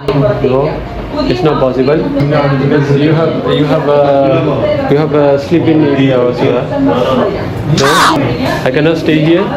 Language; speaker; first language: English; non-native, learner; Burmese